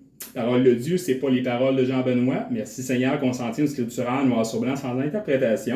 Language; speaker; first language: French; native; French